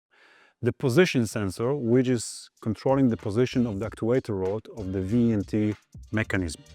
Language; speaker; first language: English; non-native, fluent; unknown